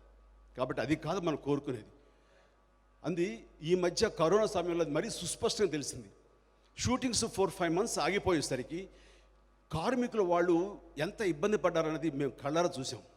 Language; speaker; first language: Telugu; native; Telugu